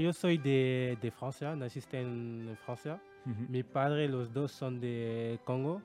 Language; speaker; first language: Spanish; non-native, learner; French